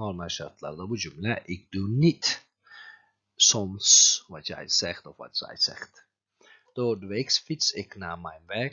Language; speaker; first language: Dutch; non-native, fluent; Turkish